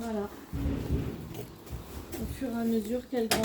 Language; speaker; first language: French; native; French